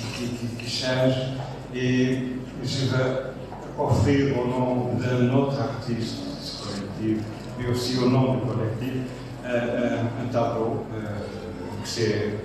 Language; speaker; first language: French; non-native, fluent; Portuguese